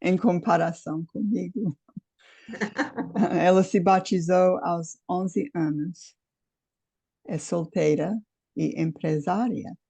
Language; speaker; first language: Portuguese; non-native, fluent; English